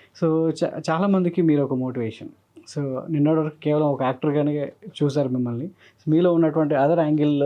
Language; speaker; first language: Telugu; native; Telugu